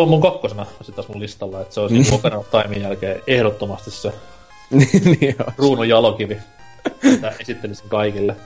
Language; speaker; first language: Finnish; native; Finnish